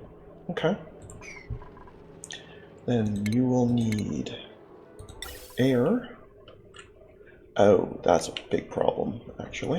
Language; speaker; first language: English; native; English